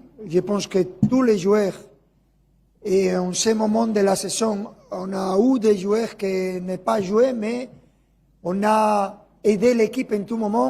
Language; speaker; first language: French; non-native, learner; Spanish